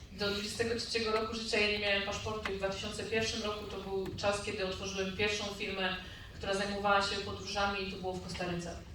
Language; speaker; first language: Polish; native; Polish